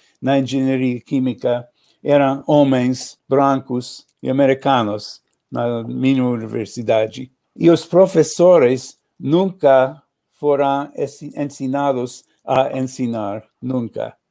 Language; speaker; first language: Portuguese; non-native, learner; English